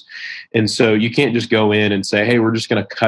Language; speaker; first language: English; native; English